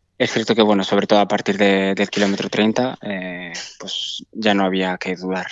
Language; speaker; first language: Spanish; early bilingual, other home language; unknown